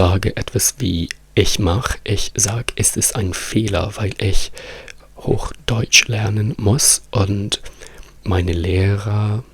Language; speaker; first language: German; non-native, fluent; Italian